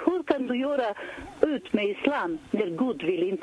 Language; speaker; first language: Swedish; non-native, fluent; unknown